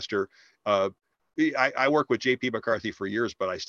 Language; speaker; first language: English; native; English